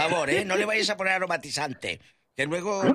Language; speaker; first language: Spanish; native; Spanish